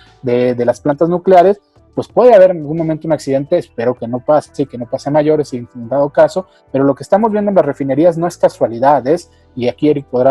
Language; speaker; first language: Spanish; native; Spanish